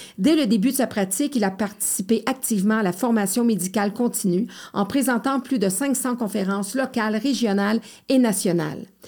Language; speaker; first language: French; native; French